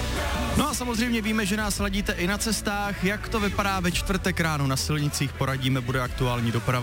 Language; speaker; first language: Czech; native; Czech